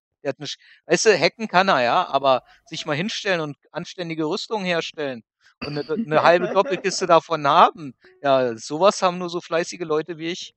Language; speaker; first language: German; native; German